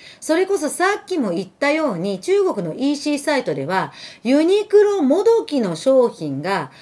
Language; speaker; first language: Japanese; early bilingual, other home language; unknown